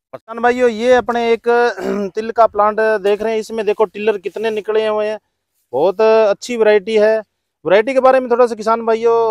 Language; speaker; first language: Hindi; native; Hindi